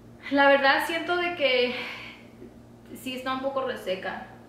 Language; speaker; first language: Spanish; early bilingual, heritage; Spanish